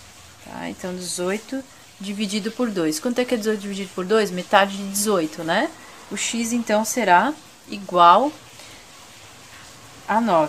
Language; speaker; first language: Portuguese; native; Portuguese